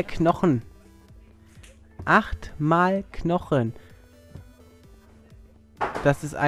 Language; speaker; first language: German; native; German